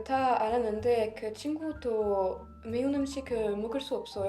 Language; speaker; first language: Korean; non-native, learner; French